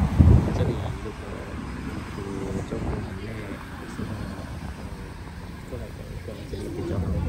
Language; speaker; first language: Chinese; early bilingual, heritage; Chinese